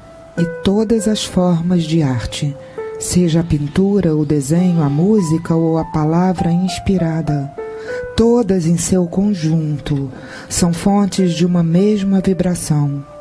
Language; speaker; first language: Portuguese; native; Portuguese